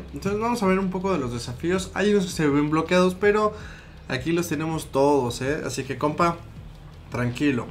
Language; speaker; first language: Spanish; native; Spanish